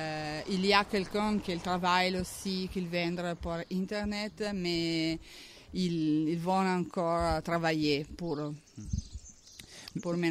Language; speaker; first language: French; non-native, learner; Italian